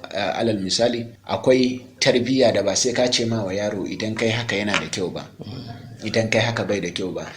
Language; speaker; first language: Hausa; native; Hausa